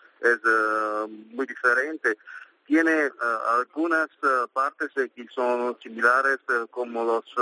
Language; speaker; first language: Spanish; non-native, learner; Italian